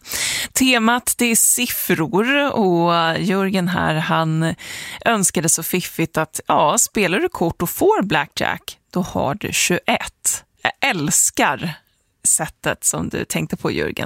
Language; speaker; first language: Swedish; native; Swedish